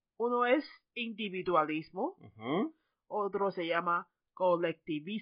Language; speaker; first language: Spanish; non-native, fluent; Chinese